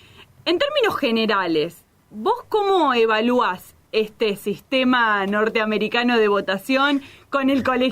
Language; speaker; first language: Spanish; native; Spanish